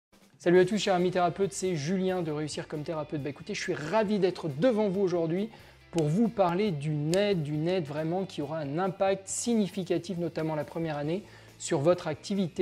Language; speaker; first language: French; native; French